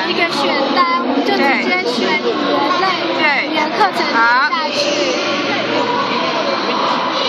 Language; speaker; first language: Chinese; native; Chinese